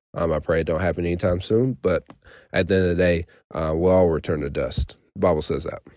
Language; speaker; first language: English; native; English